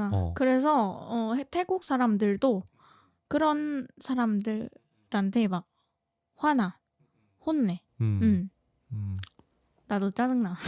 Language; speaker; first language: Korean; non-native, fluent; Thai